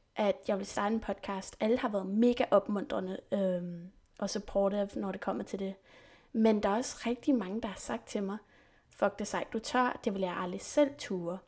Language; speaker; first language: Danish; non-native, fluent; French